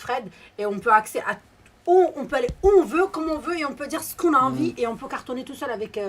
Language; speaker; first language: French; native; French